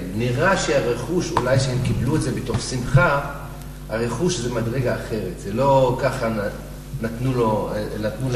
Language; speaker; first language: Hebrew; non-native, fluent; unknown